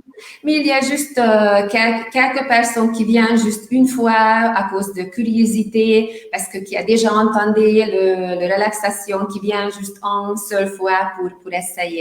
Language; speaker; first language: French; non-native, learner; Hungarian